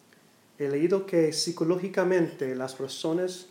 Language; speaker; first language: Spanish; non-native, learner; English